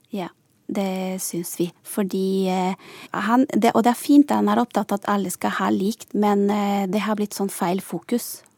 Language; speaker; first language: Norwegian; non-native, fluent; Spanish